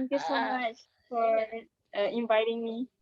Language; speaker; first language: English; non-native, learner; Malay